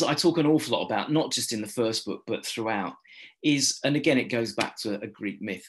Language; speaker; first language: English; native; English